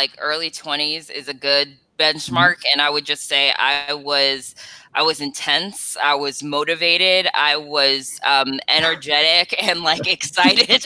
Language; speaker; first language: English; native; English